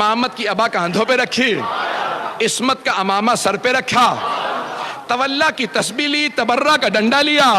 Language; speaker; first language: Urdu; native; Urdu